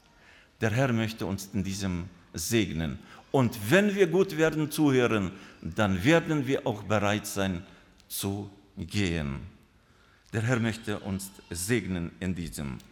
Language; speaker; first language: German; non-native, fluent; Russian